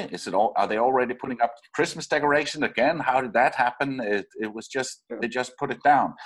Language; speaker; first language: English; non-native, fluent; Danish